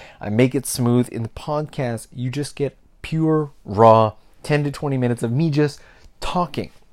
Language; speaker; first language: English; native; English